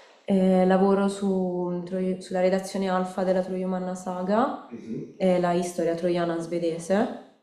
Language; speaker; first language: Italian; native; Italian